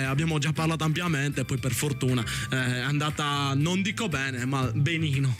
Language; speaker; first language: Italian; native; Italian